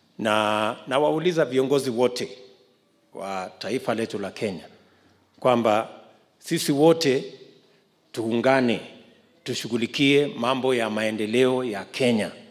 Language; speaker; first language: Swahili; native; Swahili